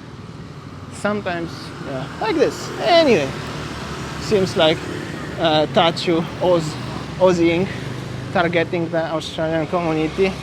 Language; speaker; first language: English; non-native, fluent; Polish